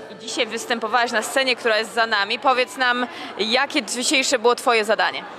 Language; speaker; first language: Polish; native; Polish